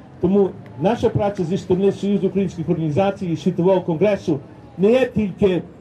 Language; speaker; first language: Ukrainian; early bilingual, heritage; Ukrainian